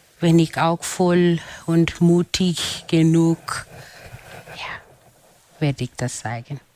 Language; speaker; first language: German; non-native, fluent; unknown